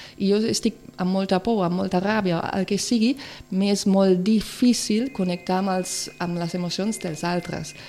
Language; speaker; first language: Catalan; non-native, local second language; Spanish